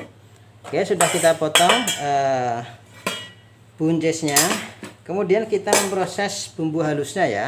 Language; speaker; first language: Indonesian; native; Indonesian